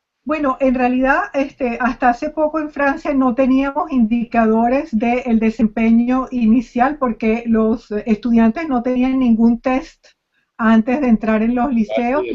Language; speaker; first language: Spanish; non-native, fluent; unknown